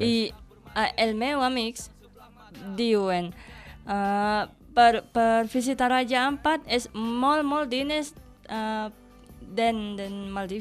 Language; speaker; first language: Catalan; non-native, learner; Indonesian